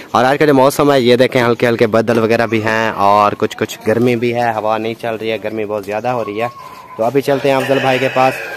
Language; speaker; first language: Urdu; non-native, local second language; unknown